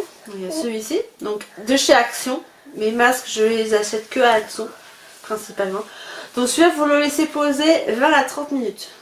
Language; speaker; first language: French; native; French